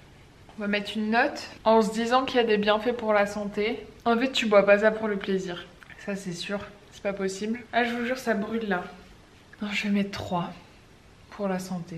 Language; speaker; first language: French; native; French